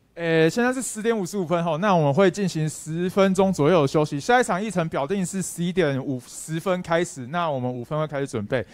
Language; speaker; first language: Chinese; native; Chinese